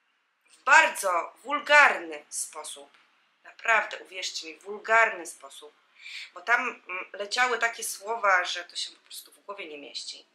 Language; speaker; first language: Polish; native; Polish